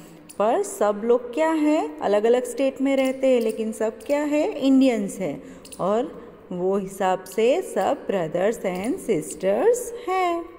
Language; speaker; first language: Hindi; non-native, local second language; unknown